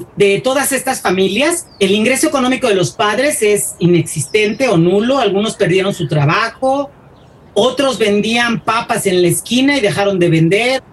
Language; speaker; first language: Spanish; native; Spanish